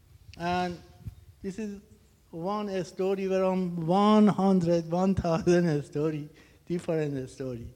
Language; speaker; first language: English; non-native, learner; Persian